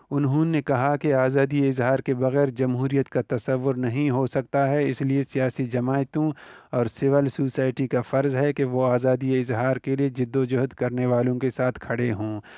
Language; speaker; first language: Urdu; non-native, local second language; Baluchi